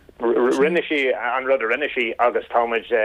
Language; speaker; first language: Irish; non-native, local second language; English